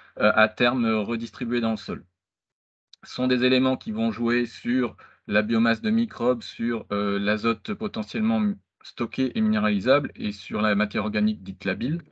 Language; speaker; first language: French; native; French